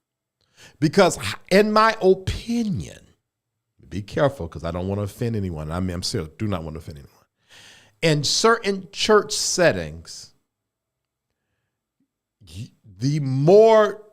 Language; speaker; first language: English; native; English